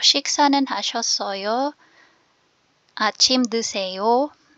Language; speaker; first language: Korean; non-native, fluent; Filipino